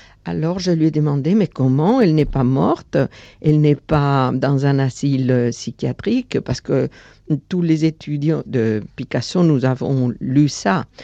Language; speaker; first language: French; non-native, fluent; Catalan